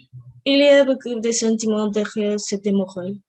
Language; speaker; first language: French; non-native, learner; Spanish